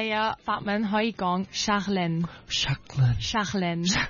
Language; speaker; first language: Cantonese; early bilingual, heritage; French